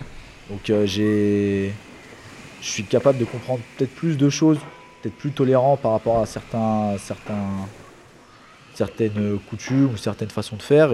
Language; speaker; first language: French; early bilingual, other home language; Kabyle